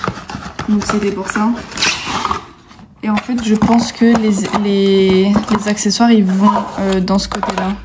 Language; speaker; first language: French; native; French